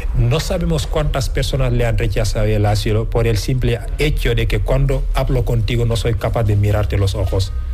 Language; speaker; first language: Spanish; non-native, fluent; Wolof